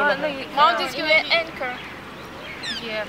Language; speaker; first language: Hindi; non-native, learner; Russian